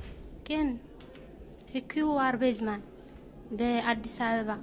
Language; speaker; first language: Hebrew; non-native, learner; Amharic